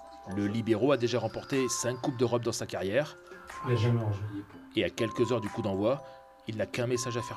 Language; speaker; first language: French; native; French